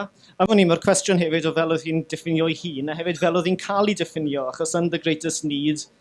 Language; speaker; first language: Welsh; native; Welsh